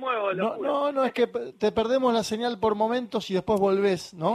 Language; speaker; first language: Spanish; native; Spanish